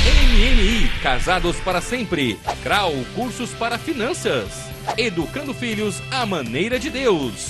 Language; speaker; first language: Portuguese; native; Portuguese